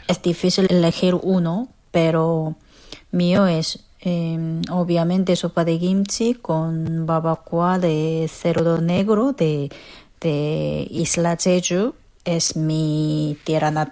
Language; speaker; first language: Spanish; non-native, fluent; Korean